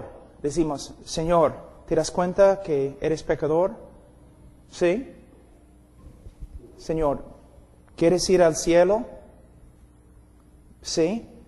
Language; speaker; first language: Spanish; non-native, fluent; English